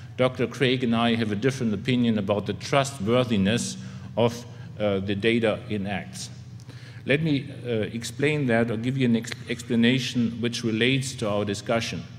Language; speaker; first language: English; non-native, fluent; German